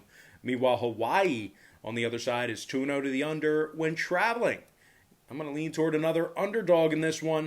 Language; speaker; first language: English; native; English